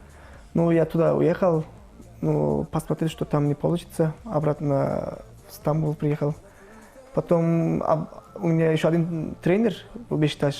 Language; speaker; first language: Russian; non-native, learner; Turkish